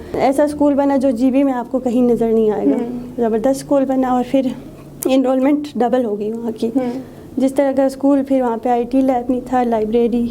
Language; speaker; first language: Urdu; non-native, local second language; Shina